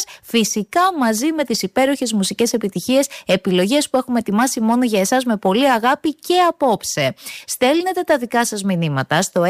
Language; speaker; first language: Greek; native; Greek